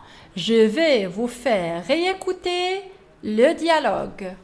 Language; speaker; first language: French; non-native, local second language; Arabic